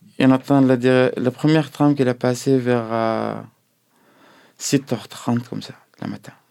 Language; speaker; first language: French; non-native, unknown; Arabic